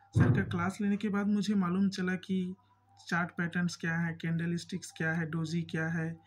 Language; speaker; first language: Hindi; native; Hindi